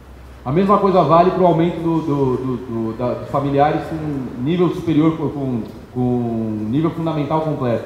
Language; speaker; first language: Portuguese; native; Portuguese